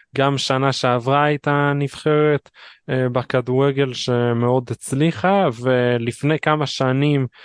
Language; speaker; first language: Hebrew; native; Hebrew